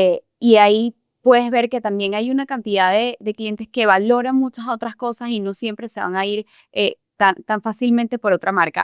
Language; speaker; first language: Spanish; native; Spanish